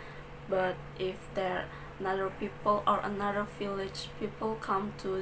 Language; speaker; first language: English; non-native, learner; Balinese